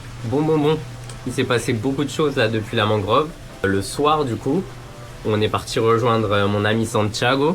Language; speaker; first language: French; native; French